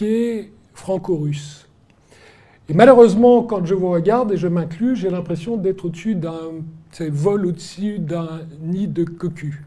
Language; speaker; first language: French; native; French